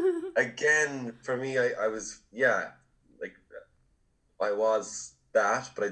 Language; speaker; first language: English; native; English